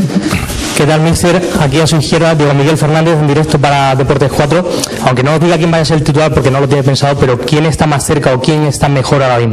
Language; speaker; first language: Spanish; native; Spanish